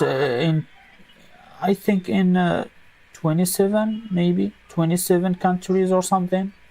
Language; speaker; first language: English; non-native, local second language; Arabic